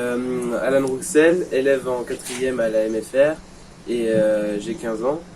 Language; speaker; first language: French; native; French